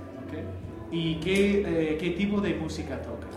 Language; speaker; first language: Spanish; non-native, learner; English